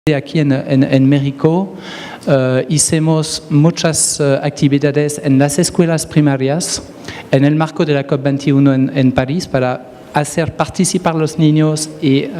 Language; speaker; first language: Spanish; non-native, fluent; French